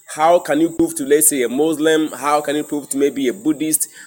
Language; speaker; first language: English; non-native, local second language; Akan